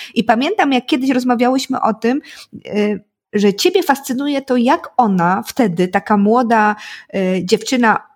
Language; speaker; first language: Polish; native; Polish